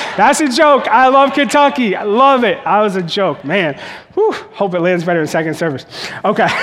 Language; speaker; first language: English; native; English